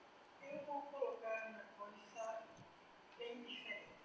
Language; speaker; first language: Portuguese; non-native, learner; Spanish